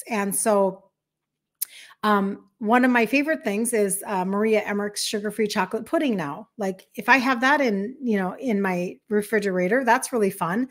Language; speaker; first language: English; native; English